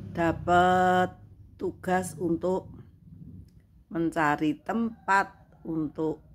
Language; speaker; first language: Indonesian; non-native, local second language; Javanese